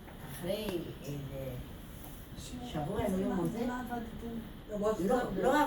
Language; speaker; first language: Hebrew; non-native, fluent; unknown